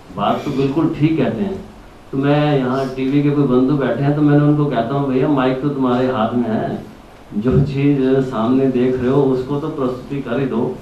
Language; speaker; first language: Hindi; native; Hindi